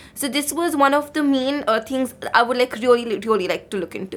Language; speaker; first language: English; non-native, local second language; Hindi